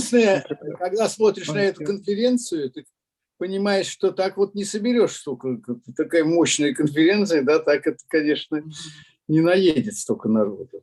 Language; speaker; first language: Russian; native; Russian